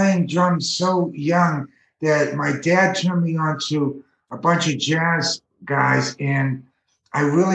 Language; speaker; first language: English; native; English